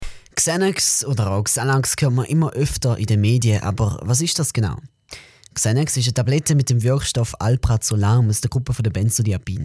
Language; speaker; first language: German; native; German